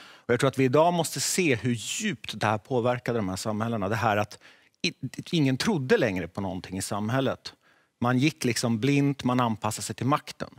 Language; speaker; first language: Swedish; early bilingual, other home language; Czech